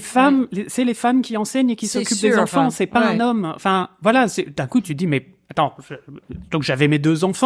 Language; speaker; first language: French; native; French